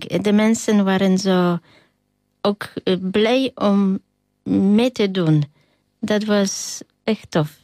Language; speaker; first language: Dutch; non-native, learner; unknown